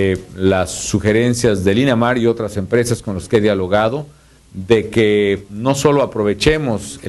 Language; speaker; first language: Spanish; native; Spanish